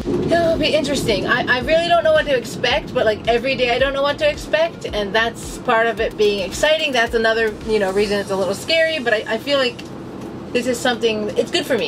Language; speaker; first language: English; native; English